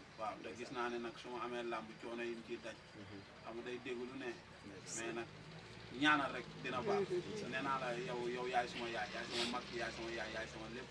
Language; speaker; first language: Wolof; native; Wolof